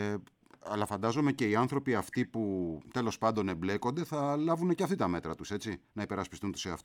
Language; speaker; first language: Greek; native; Greek